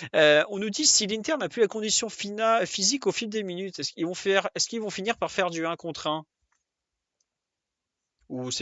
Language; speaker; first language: French; native; French